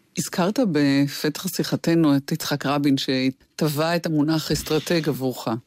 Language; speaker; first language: Hebrew; native; Hebrew